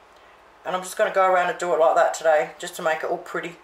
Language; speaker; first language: English; native; English